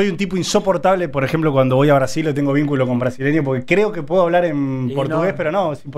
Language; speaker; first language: Spanish; native; Spanish